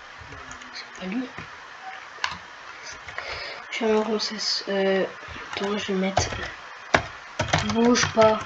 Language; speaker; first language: French; native; French